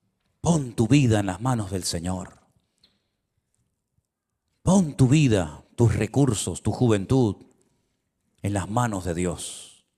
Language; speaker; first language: Spanish; native; Spanish